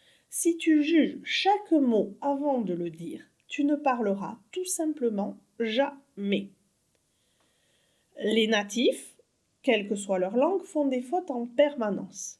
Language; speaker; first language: French; native; French